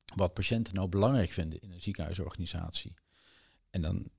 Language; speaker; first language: Dutch; native; Dutch